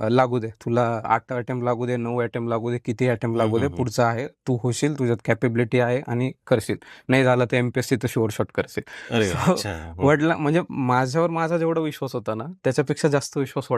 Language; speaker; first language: Marathi; native; Marathi